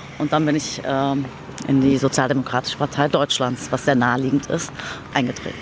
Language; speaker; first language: German; early bilingual, other home language; Turkish